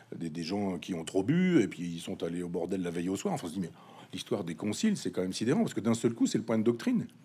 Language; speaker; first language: French; native; French